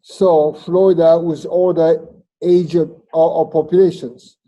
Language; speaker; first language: English; non-native, fluent; Japanese